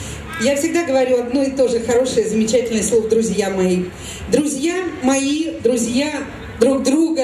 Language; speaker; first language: Russian; native; Russian